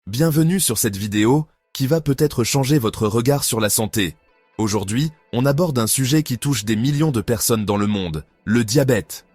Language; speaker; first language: French; native; French